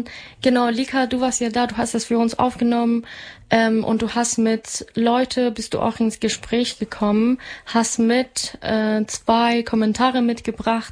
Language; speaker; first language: German; non-native, fluent; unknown